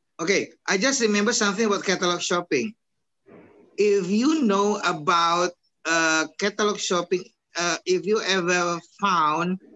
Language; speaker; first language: English; non-native, fluent; Indonesian